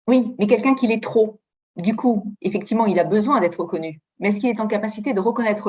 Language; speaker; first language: French; native; French